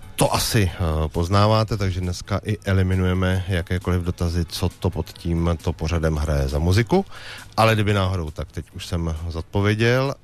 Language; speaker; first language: Czech; native; Czech